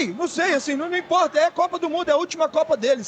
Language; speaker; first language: Portuguese; native; Portuguese